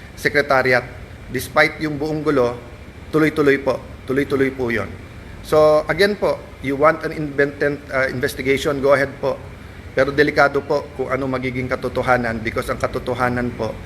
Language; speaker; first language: Filipino; native; Filipino